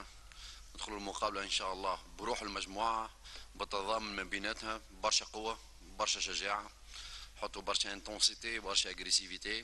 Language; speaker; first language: Arabic; native; Arabic